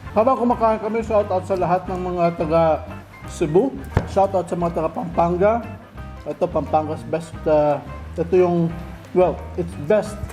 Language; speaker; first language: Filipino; non-native, local second language; Cebuano